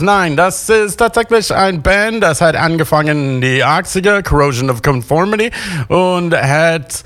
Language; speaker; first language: German; non-native, learner; English